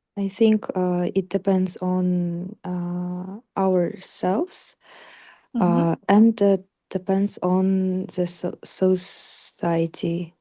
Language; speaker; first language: English; non-native, learner; Russian